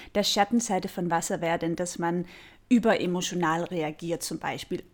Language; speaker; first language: German; non-native, fluent; Danish